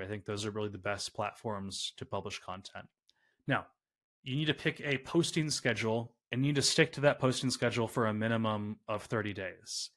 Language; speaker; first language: English; native; English